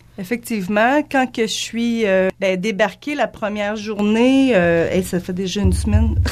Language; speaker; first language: French; native; French